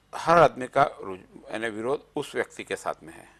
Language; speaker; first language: Hindi; non-native, local second language; Marathi